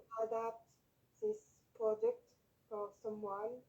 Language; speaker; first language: English; non-native, learner; French